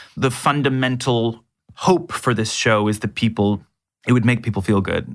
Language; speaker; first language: English; native; English